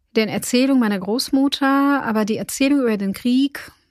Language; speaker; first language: German; non-native, fluent; Ukrainian